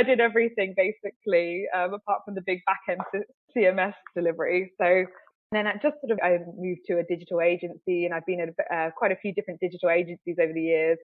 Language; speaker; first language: English; native; English